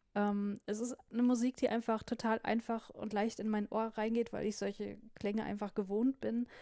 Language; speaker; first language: German; native; German